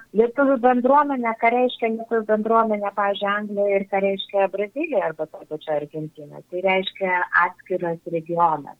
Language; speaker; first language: Lithuanian; native; Lithuanian